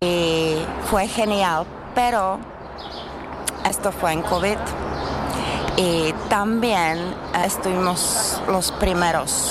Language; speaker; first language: Spanish; non-native, learner; Czech